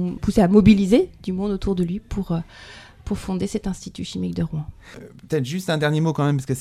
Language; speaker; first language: French; native; French